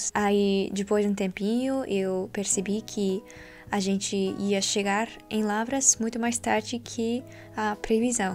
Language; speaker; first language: Portuguese; non-native, learner; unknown